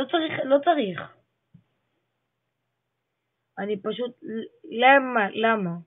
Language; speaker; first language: Hebrew; native; Hebrew